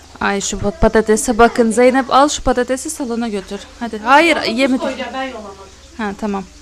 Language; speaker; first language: Turkish; non-native, fluent; Russian